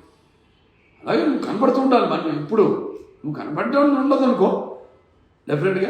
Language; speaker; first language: Telugu; native; Telugu